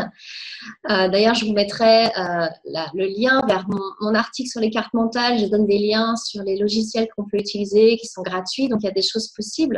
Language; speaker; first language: French; native; French